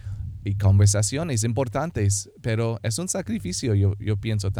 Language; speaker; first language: Spanish; non-native, fluent; English